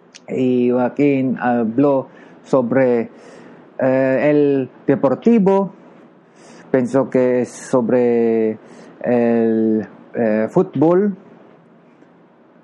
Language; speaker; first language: Spanish; non-native, learner; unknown